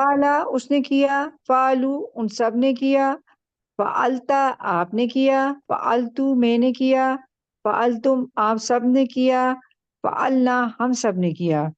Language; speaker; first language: Hindi; non-native, learner; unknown